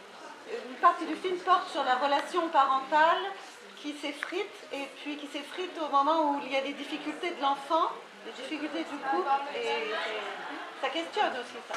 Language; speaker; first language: French; native; French